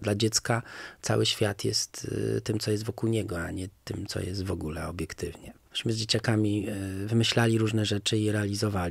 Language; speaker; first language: Polish; native; Polish